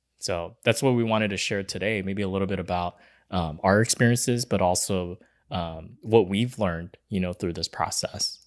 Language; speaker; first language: English; early bilingual, other home language; Chinese